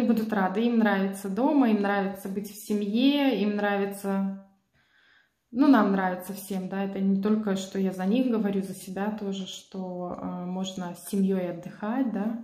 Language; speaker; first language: Russian; native; Russian